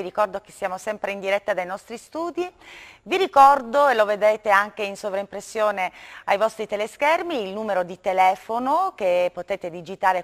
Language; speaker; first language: Italian; native; Italian